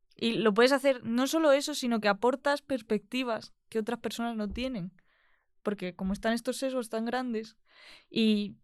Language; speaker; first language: Spanish; native; Spanish